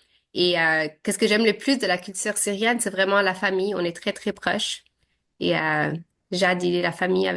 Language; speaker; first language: French; early bilingual, other home language; Arabic